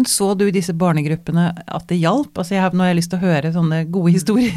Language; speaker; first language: Norwegian; native; Norwegian